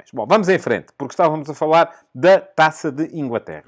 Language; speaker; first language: Portuguese; native; Portuguese